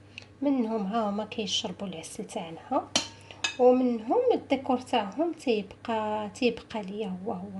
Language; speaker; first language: Arabic; native; Arabic